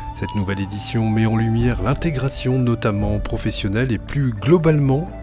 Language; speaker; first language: French; native; French